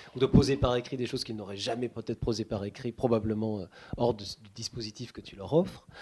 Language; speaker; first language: French; native; French